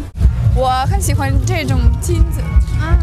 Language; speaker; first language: Chinese; non-native, learner; Russian